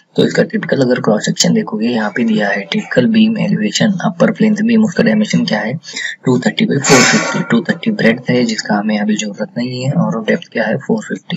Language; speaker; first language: Hindi; native; Hindi